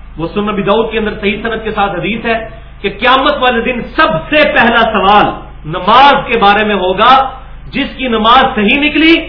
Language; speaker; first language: Urdu; non-native, local second language; Punjabi